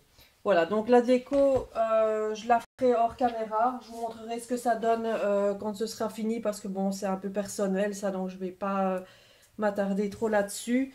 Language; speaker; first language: French; native; French